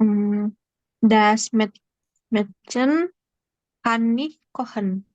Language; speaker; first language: German; non-native, learner; Indonesian